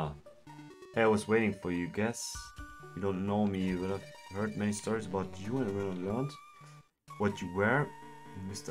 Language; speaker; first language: English; non-native, learner; German